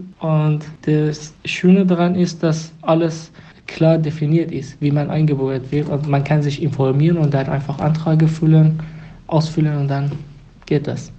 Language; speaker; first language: German; non-native, fluent; Persian